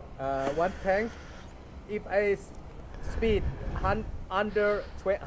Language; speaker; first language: English; non-native, learner; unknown